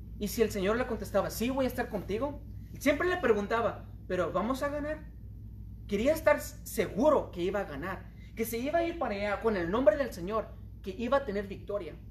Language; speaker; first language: Spanish; early bilingual, heritage; Spanish